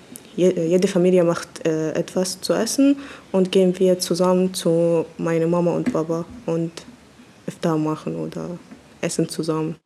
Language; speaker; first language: German; non-native, learner; Arabic